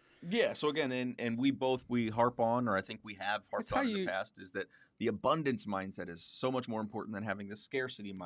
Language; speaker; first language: English; native; English